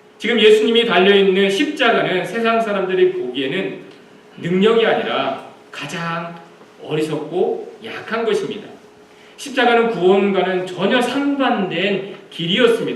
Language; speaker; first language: Korean; native; Korean